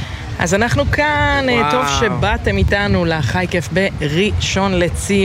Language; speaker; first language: Hebrew; native; Hebrew